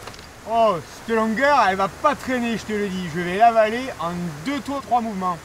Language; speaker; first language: French; native; French